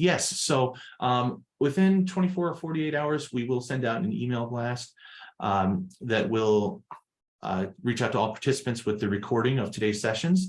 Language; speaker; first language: English; native; English